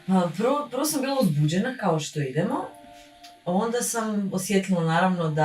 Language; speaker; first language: Bosnian; native; Bosnian